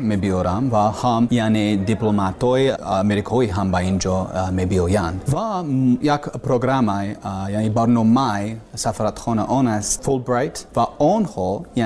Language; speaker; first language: Persian; non-native, learner; English